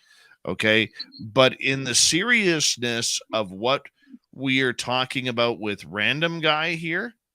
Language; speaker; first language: English; native; English